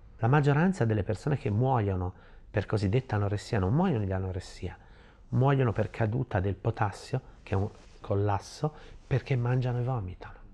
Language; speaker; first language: Italian; native; Italian